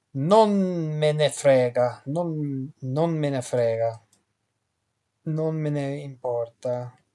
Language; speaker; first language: Italian; non-native, learner; English